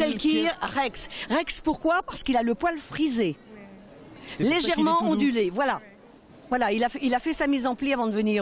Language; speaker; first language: French; native; French